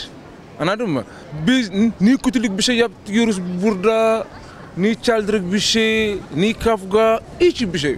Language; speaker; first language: Turkish; non-native, learner; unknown